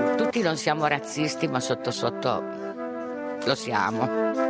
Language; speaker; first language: Italian; native; Italian